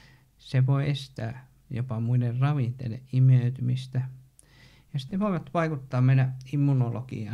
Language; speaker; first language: Finnish; native; Finnish